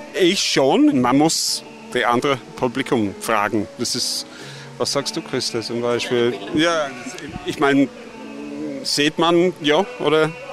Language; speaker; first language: German; non-native, fluent; English